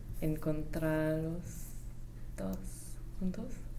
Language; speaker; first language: Spanish; non-native, learner; English